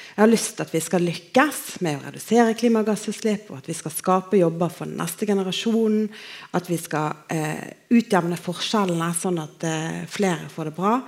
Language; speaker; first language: Norwegian; native; Norwegian